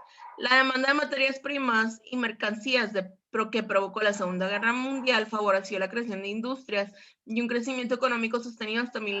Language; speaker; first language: Spanish; native; Spanish